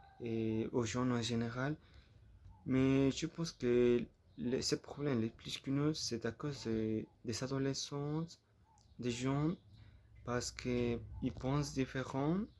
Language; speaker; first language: French; non-native, learner; Spanish